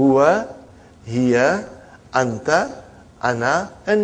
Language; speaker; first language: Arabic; non-native, fluent; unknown